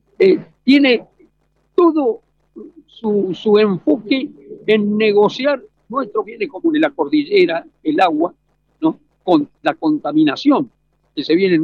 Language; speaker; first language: Spanish; native; Spanish